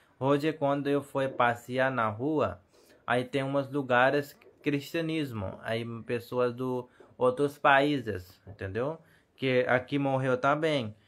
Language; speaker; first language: Portuguese; non-native, learner; Hindi